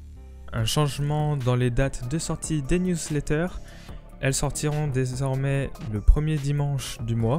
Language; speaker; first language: French; native; French